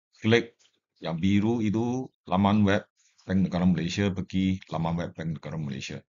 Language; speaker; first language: Malay; non-native, local second language; Chinese